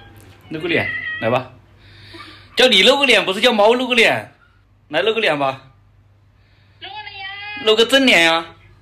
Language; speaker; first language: Chinese; native; Chinese